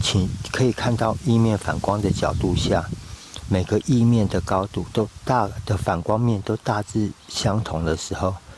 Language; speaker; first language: Chinese; native; Chinese